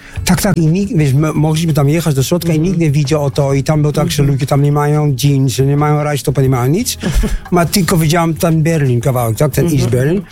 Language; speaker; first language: Polish; early bilingual, heritage; Dutch